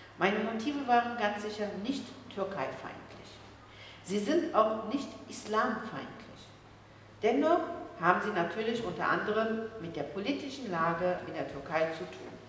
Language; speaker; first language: German; early bilingual, other home language; Turkish